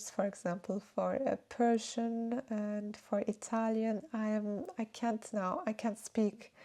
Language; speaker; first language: English; non-native, fluent; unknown